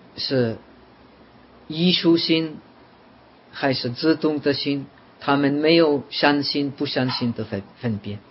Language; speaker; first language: Chinese; non-native, fluent; Czech